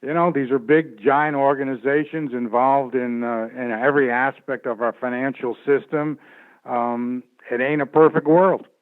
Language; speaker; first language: English; native; English